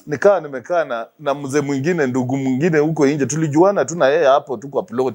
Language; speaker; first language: Swahili; non-native, local second language; Luyia